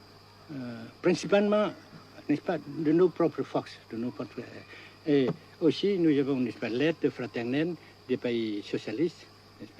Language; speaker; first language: French; non-native, local second language; Vietnamese